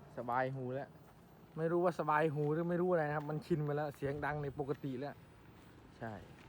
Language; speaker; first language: Thai; non-native, local second language; Khmer